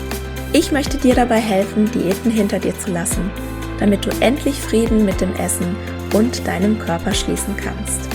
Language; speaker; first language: German; native; German